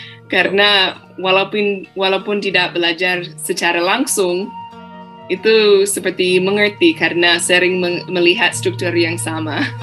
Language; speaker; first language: Indonesian; non-native, fluent; English